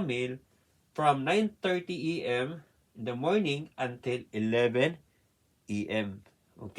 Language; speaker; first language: English; non-native, learner; Filipino